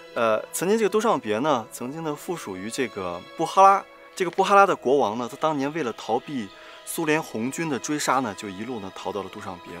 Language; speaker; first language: Chinese; native; Chinese